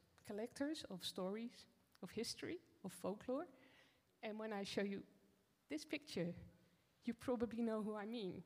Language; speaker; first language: English; non-native, fluent; Dutch